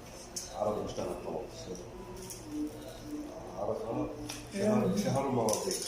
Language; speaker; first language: Arabic; non-native, learner; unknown